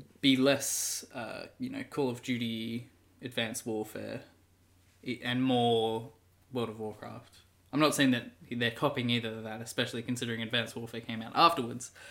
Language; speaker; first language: English; native; English